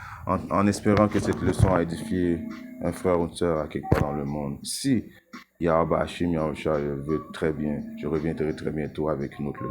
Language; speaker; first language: French; native; French